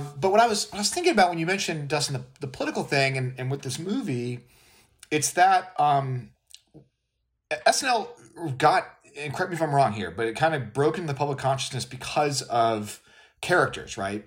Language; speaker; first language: English; native; English